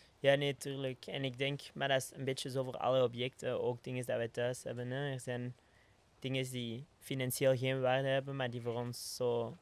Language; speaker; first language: Dutch; non-native, local second language; French